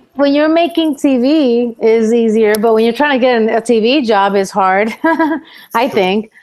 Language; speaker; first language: English; early bilingual, other home language; Spanish